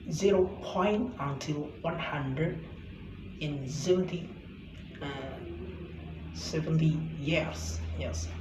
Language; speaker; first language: English; non-native, learner; Indonesian